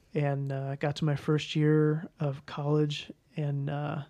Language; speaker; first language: English; native; English